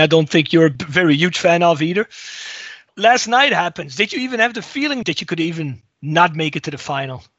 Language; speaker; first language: English; non-native, fluent; Dutch